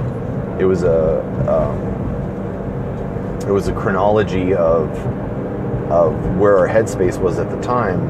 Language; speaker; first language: English; native; English